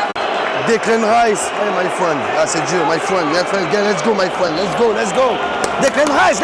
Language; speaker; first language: English; non-native, learner; French